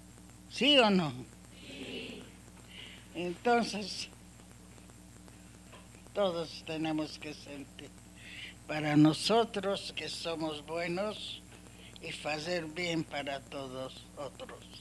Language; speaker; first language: Spanish; non-native, learner; Hungarian